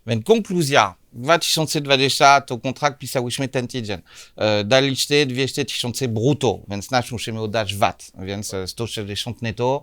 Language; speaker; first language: Polish; non-native, learner; French